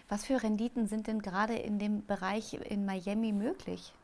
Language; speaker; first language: German; native; German